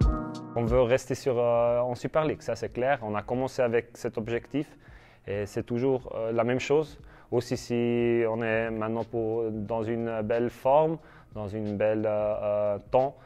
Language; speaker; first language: French; non-native, learner; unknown